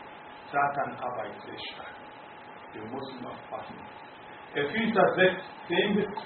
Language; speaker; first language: German; non-native, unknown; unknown